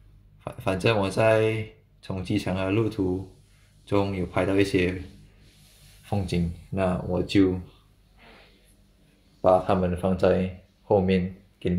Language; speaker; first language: Chinese; native; Chinese